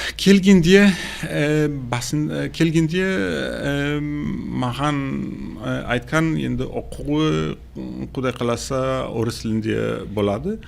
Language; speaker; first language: Kazakh; non-native, fluent; Polish